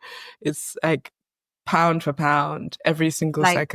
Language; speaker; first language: English; native; English